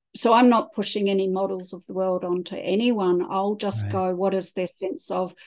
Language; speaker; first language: English; native; English